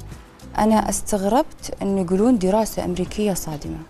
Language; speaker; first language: Arabic; native; Arabic